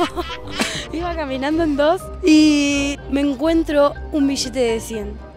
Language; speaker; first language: Spanish; native; Spanish